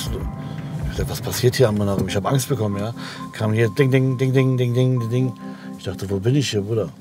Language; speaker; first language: German; early bilingual, other home language; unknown